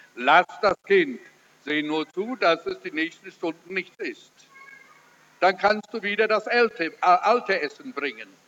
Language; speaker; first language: German; early bilingual, heritage; German